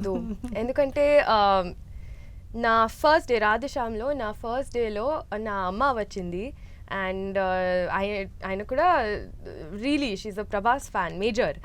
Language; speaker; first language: Telugu; non-native, learner; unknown